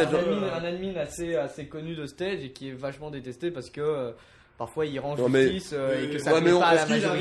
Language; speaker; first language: French; native; French